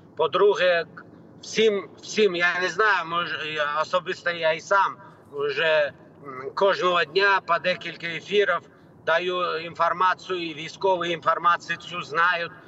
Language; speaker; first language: Ukrainian; non-native, local second language; Crimean Tatar